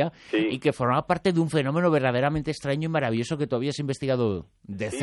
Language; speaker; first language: Spanish; native; Spanish